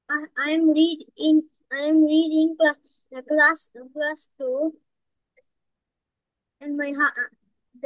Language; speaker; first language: English; non-native, learner; Bangla